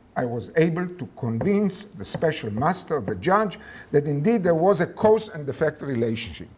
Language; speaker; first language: English; non-native, fluent; Hebrew